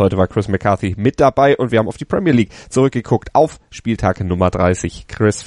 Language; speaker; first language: German; native; German